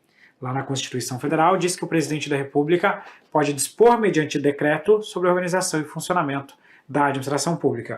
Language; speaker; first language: Portuguese; native; Portuguese